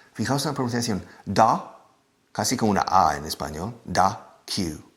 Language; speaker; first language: Spanish; non-native, fluent; English